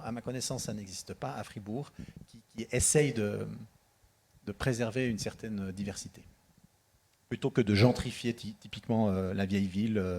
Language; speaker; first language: French; native; French